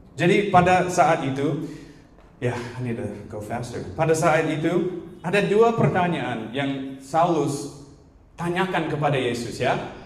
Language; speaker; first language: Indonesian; non-native, fluent; English